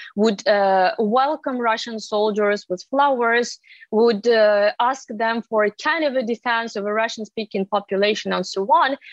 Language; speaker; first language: English; non-native, fluent; Ukrainian